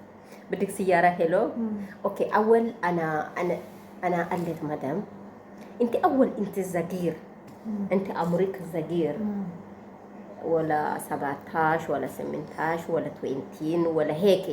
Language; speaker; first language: Arabic; non-native, learner; Amharic